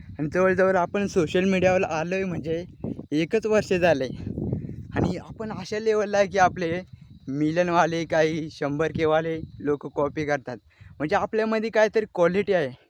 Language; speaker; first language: Marathi; non-native, local second language; Gondi